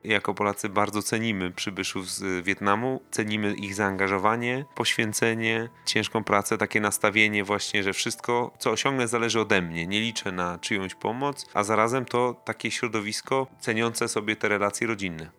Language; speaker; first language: Polish; native; Polish